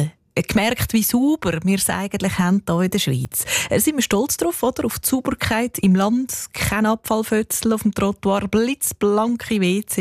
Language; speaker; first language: German; native; German